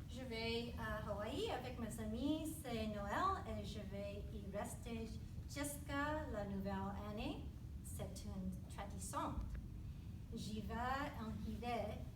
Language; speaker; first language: French; non-native, learner; English